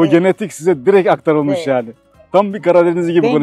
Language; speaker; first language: Turkish; native; Turkish